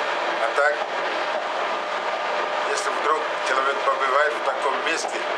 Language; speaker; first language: Russian; non-native, fluent; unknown